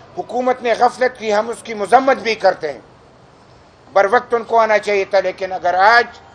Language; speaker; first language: Urdu; non-native, local second language; Pashto